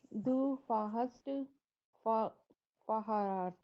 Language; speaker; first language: German; non-native, learner; Urdu